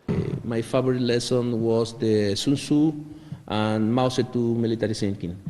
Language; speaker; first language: English; non-native, learner; Spanish